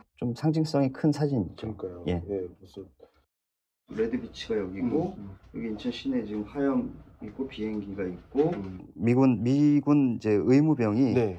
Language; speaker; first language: Korean; native; Korean